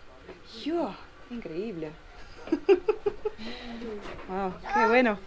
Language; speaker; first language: Spanish; non-native, learner; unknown